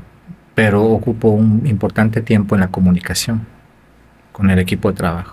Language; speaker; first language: Spanish; native; Spanish